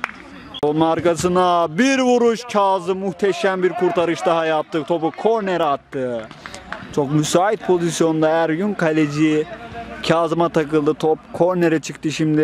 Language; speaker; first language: Turkish; native; Turkish